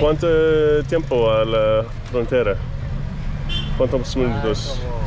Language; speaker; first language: Spanish; non-native, learner; English